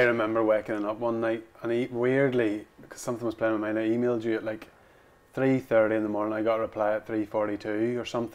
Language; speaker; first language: English; native; English